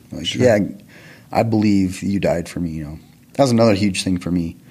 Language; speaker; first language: English; native; English